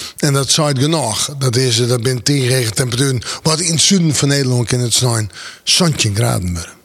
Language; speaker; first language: Dutch; non-native, local second language; Western Frisian